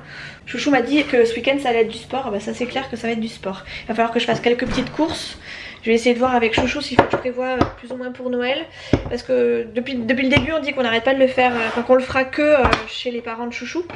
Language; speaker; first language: French; native; French